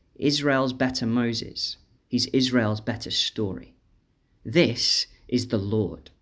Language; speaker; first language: English; native; English